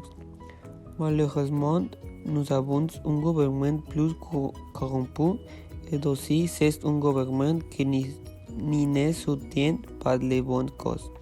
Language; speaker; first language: French; non-native, learner; Spanish